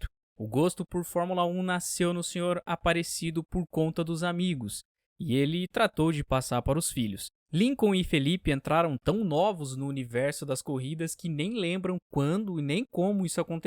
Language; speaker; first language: Portuguese; native; Portuguese